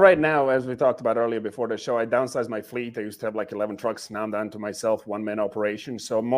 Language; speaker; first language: English; non-native, fluent; Serbian